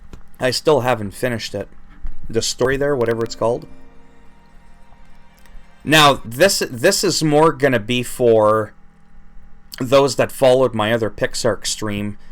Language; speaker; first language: English; native; English